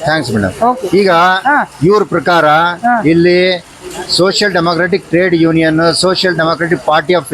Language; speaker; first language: Kannada; non-native, local second language; Urdu